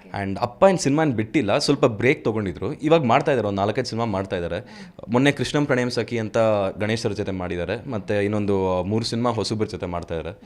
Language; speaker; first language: Kannada; native; Kannada